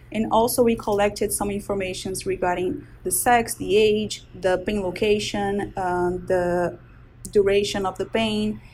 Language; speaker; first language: English; non-native, fluent; Portuguese